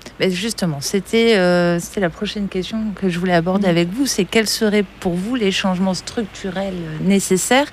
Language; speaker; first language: French; native; French